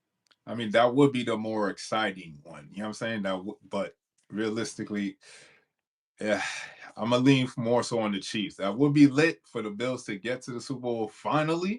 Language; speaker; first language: English; native; English